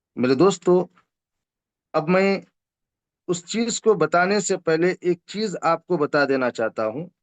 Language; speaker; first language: Hindi; non-native, local second language; Urdu